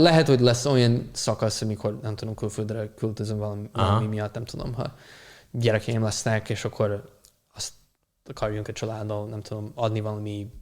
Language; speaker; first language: Hungarian; non-native, fluent; English